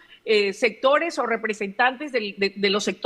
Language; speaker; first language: Spanish; native; Spanish